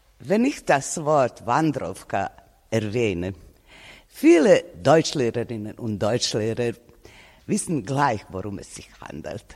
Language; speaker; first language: German; non-native, fluent; Serbian